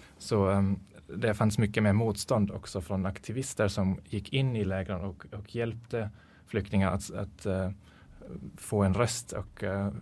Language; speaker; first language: Swedish; non-native, fluent; German